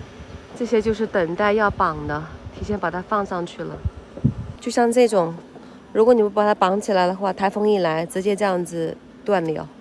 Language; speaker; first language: Chinese; native; Chinese